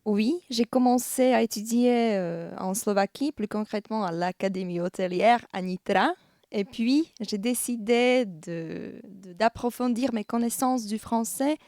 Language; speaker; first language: French; non-native, fluent; Slovak